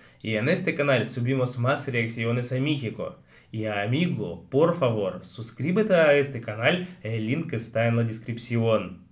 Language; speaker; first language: Spanish; non-native, fluent; Russian